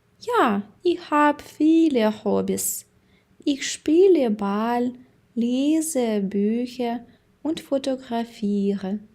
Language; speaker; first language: German; non-native, fluent; Ukrainian